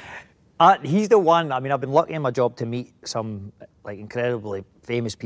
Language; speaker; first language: English; native; English